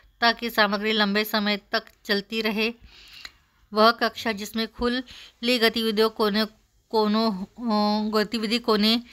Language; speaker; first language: Hindi; non-native, local second language; Marathi